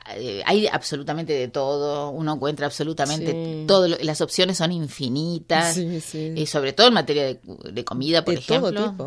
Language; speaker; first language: Spanish; native; Spanish